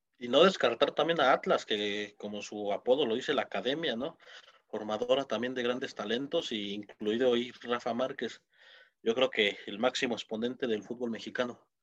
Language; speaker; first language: Spanish; native; Spanish